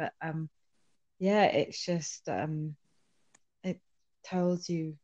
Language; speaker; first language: English; native; English